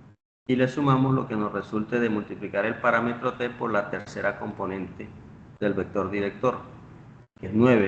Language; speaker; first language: Spanish; native; Spanish